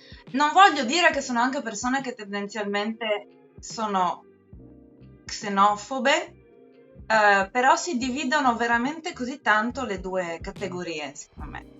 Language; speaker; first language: Italian; native; Italian